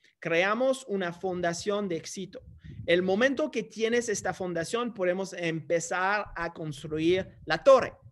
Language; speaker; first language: Spanish; non-native, fluent; English